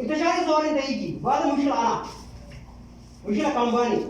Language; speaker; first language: Arabic; non-native, learner; Hindi